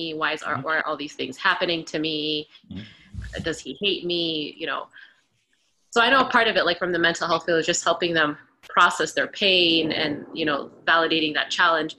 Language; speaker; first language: English; non-native, fluent; Arabic